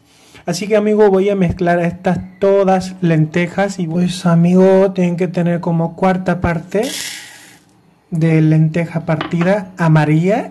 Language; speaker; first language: Spanish; non-native, fluent; Hindi